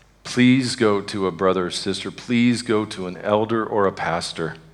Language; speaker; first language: English; native; English